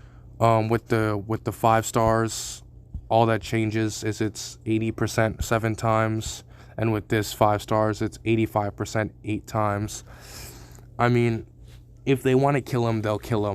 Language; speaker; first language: English; native; English